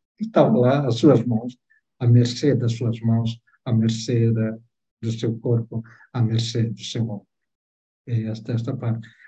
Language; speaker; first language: Portuguese; non-native, local second language; Tetum